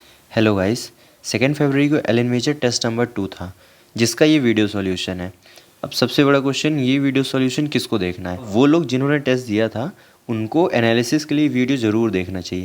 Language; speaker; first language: Hindi; native; Hindi